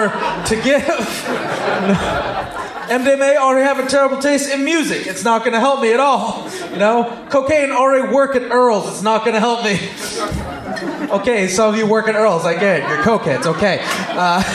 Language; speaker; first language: English; native; English